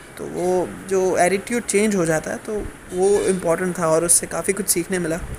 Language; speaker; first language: Hindi; non-native, local second language; Gujarati